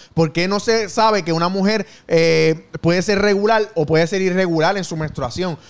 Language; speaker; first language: Spanish; native; Spanish